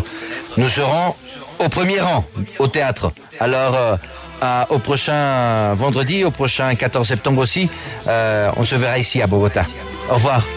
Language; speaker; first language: French; non-native, fluent; Spanish